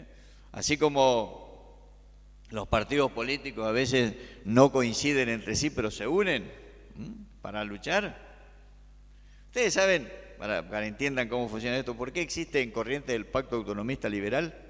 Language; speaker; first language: Spanish; native; Spanish